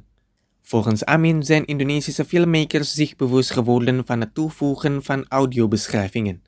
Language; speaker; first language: Dutch; non-native, fluent; Indonesian